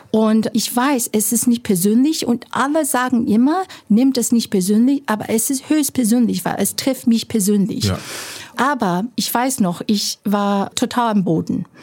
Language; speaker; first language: German; non-native, fluent; Chinese